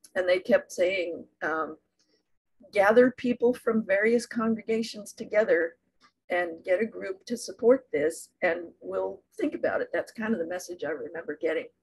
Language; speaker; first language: English; native; English